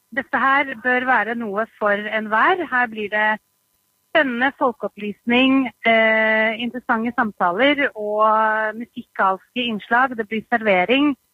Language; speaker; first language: Norwegian; native; Norwegian